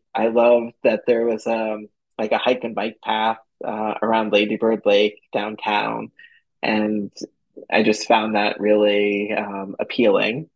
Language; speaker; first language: English; native; English